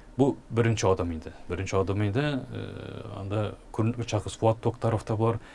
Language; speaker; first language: Tatar; early bilingual, heritage; Tatar